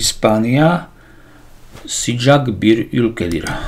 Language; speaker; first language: Turkish; non-native, learner; Slovak